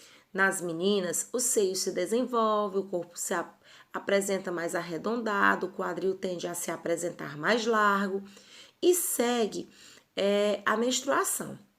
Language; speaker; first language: Portuguese; native; Portuguese